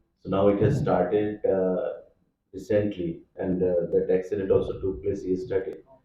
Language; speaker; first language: English; non-native, local second language; Bangla